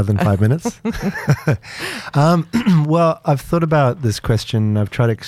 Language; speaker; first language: English; native; English